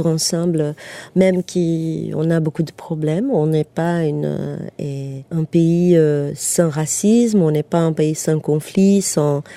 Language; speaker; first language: French; non-native, fluent; Portuguese